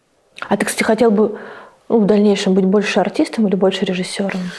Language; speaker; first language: Russian; native; Russian